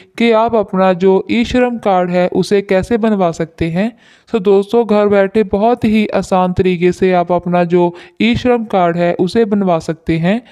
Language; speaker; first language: Hindi; non-native, local second language; Punjabi